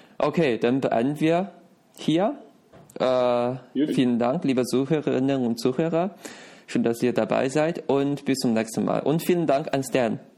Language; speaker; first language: German; non-native, fluent; Chinese